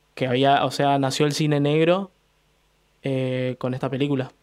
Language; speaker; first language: Spanish; native; Spanish